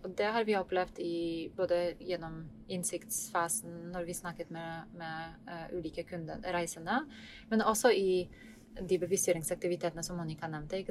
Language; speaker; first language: Norwegian; non-native, fluent; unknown